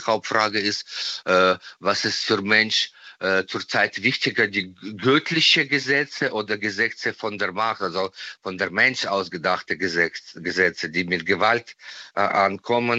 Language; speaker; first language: German; non-native, fluent; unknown